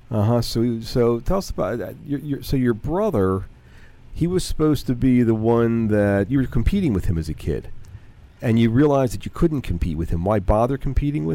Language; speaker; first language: English; native; English